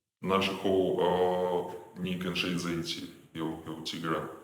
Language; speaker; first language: Chinese; non-native, fluent; Ukrainian